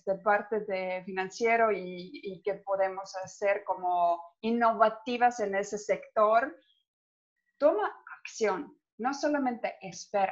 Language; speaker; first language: Spanish; non-native, fluent; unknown